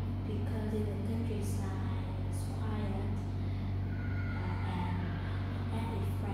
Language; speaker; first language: English; non-native, learner; Vietnamese